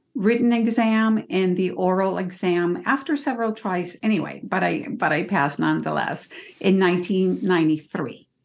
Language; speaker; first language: English; early bilingual, other home language; Spanish